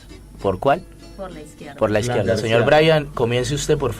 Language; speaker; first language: Spanish; native; Spanish